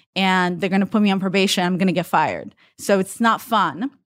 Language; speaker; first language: English; non-native, fluent; Hebrew